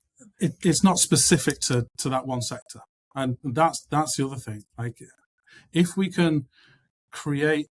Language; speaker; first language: English; native; English